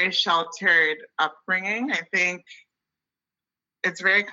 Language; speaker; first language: English; early bilingual, other home language; Akan